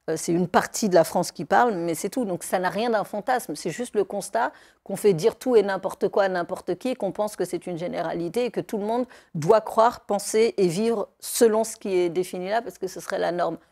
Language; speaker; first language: French; native; French